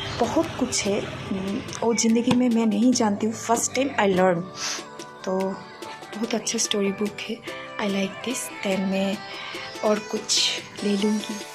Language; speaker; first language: Hindi; non-native, local second language; Bangla